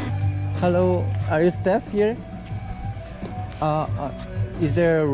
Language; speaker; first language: English; non-native, learner; Korean